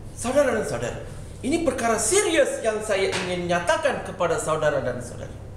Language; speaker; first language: Malay; non-native, local second language; Tamil